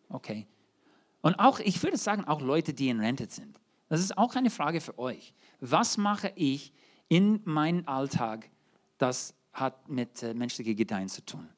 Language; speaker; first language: German; non-native, fluent; English